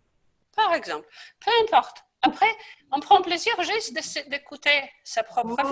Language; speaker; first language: French; non-native, fluent; Polish